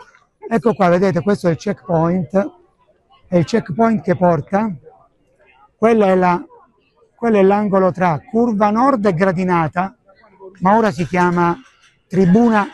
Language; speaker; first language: Italian; native; Italian